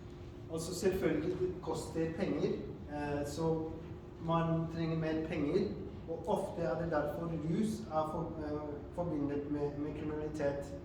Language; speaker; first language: Norwegian; non-native, fluent; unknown